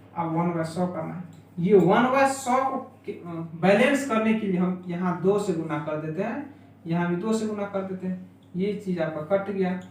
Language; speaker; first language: Hindi; native; Hindi